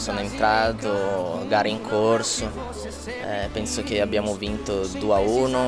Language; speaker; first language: Italian; non-native, fluent; Portuguese